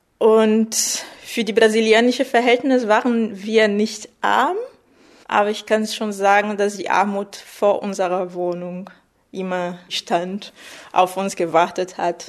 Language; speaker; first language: German; non-native, fluent; Portuguese